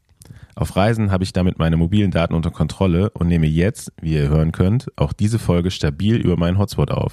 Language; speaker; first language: German; native; German